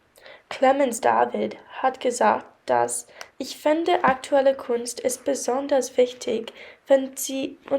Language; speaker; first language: German; non-native, learner; English